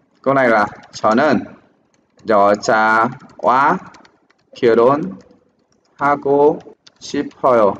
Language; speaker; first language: Korean; non-native, fluent; Vietnamese